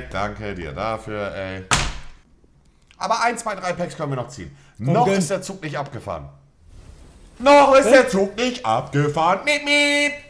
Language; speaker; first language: German; native; German